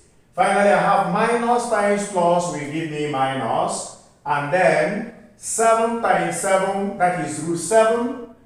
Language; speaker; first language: English; non-native, local second language; Igbo